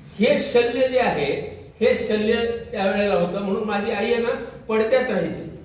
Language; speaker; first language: Marathi; non-native, local second language; Urdu